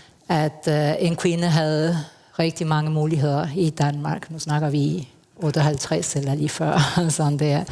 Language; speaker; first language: Danish; non-native, fluent; Spanish